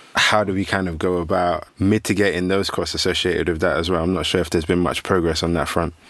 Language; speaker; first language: English; native; English